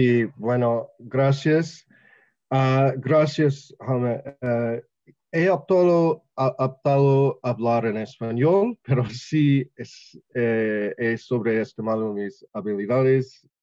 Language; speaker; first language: Spanish; non-native, learner; English